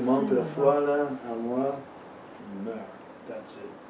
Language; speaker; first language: French; non-native, fluent; English